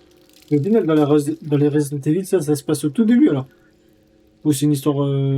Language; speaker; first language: French; native; French